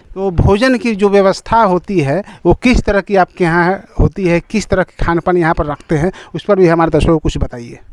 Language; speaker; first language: Hindi; native; Hindi